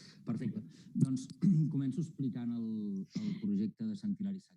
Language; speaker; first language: Catalan; native; Catalan